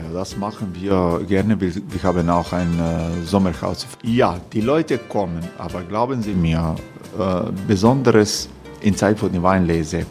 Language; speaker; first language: German; non-native, learner; Croatian